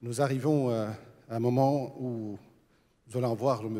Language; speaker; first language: French; non-native, local second language; Arabic